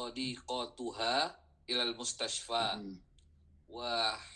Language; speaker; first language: Arabic; non-native, learner; Indonesian